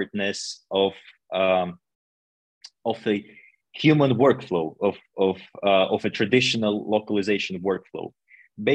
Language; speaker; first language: English; non-native, fluent; Russian